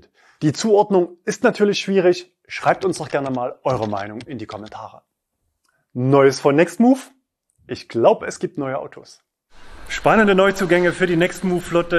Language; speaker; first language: German; native; German